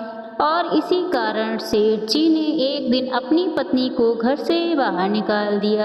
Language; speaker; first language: Hindi; native; Hindi